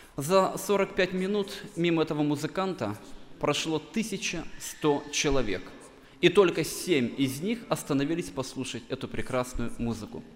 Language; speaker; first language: Russian; non-native, local second language; Bulgarian